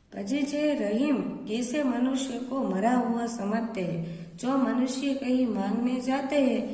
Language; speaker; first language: Hindi; non-native, local second language; Gujarati